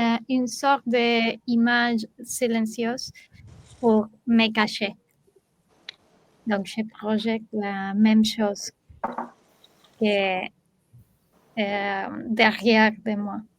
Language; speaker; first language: French; non-native, learner; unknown